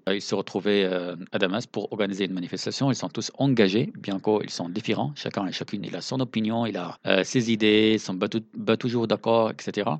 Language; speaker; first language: French; non-native, fluent; Arabic